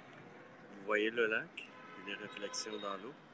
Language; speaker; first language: French; non-native, fluent; English